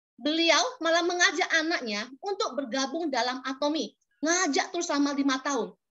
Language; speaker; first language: Indonesian; native; Indonesian